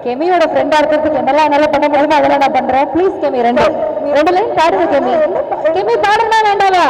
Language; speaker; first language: Tamil; native; Tamil